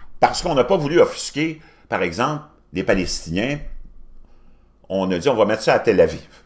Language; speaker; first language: French; native; French